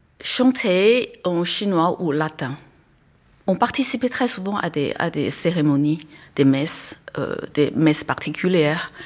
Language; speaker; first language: French; non-native, fluent; Chinese